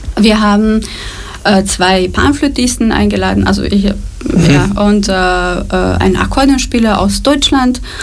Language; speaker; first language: German; non-native, fluent; Romanian